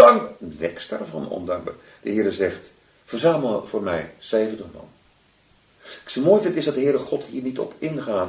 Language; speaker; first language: Dutch; native; Dutch